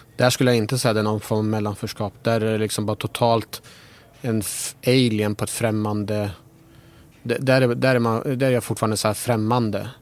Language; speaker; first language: Swedish; early bilingual, other home language; Persian